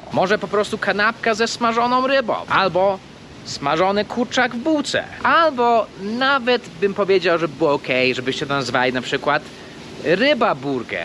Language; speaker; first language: Polish; non-native, fluent; English